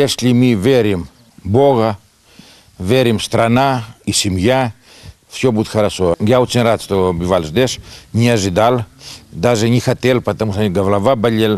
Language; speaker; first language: Russian; non-native, learner; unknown